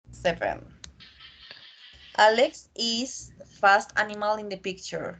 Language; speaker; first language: English; non-native, learner; Spanish